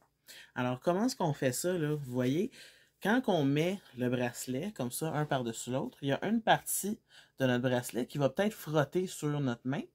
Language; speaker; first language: French; native; French